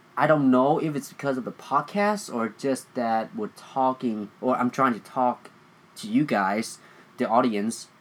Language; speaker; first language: English; early bilingual, other home language; Vietnamese